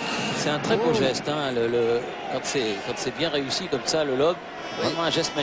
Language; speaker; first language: French; native; French